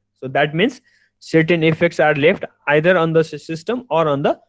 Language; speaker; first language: English; non-native, local second language; Nepali